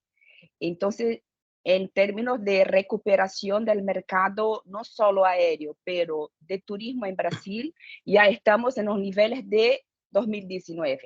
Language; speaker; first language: Spanish; non-native, fluent; Portuguese